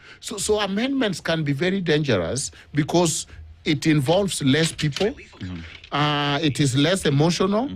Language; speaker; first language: English; non-native, local second language; Luo (Kenya and Tanzania)